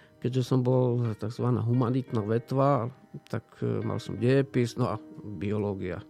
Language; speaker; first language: Slovak; native; Slovak